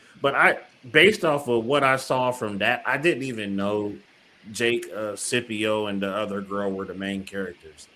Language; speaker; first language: English; native; English